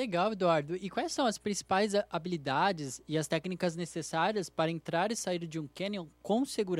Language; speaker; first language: Portuguese; native; Portuguese